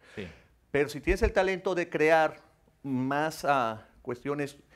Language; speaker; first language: Spanish; native; Spanish